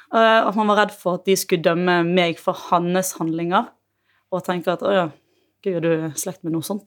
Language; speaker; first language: Norwegian; native; Norwegian